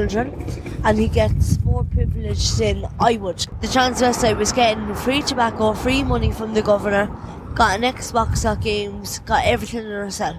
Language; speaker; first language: English; native; English